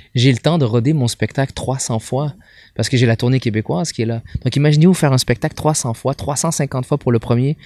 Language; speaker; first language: French; native; French